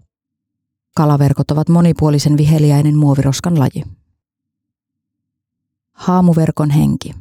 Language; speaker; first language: Finnish; native; Finnish